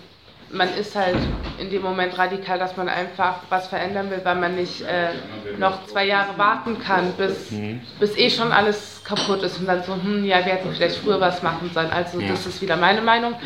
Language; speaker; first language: German; native; German